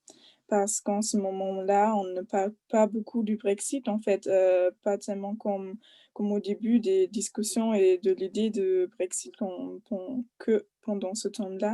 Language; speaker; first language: French; non-native, fluent; German